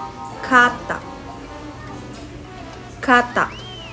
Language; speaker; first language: English; non-native, local second language; Filipino